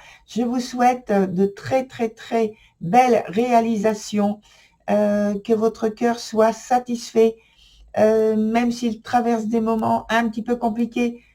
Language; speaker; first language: French; native; French